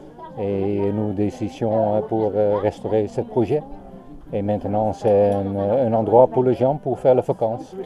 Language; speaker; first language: French; non-native, learner; Dutch